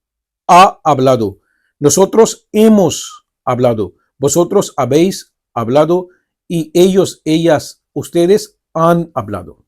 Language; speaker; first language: Spanish; non-native, fluent; Urdu